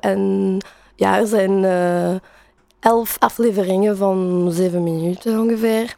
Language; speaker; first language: Dutch; non-native, learner; French